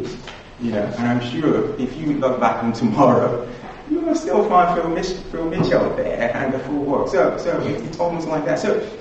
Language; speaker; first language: English; non-native, local second language; Yoruba